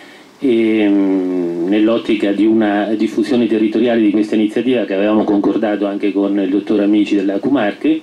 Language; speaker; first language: Italian; native; Italian